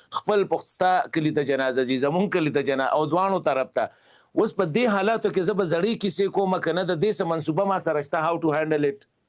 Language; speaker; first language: Pashto; native; Pashto